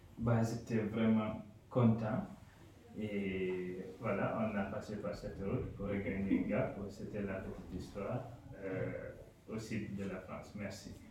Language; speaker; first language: French; non-native, local second language; Fula